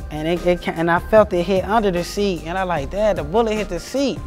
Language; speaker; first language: English; native; English